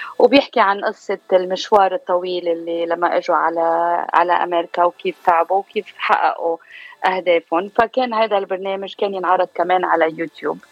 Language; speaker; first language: Arabic; native; Arabic